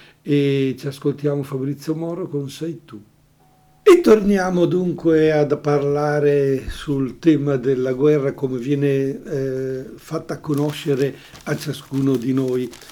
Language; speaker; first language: Italian; native; Italian